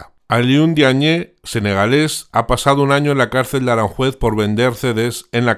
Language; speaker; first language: Spanish; native; Spanish